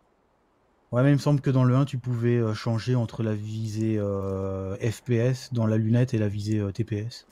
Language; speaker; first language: French; native; French